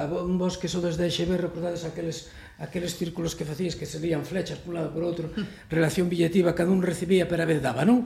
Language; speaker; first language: Galician; native; Galician